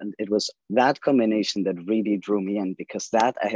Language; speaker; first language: English; non-native, fluent; German